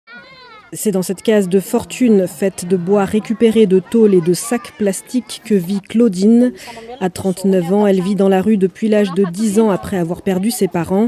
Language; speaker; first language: French; native; French